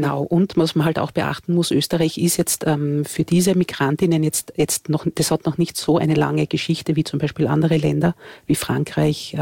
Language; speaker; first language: German; native; German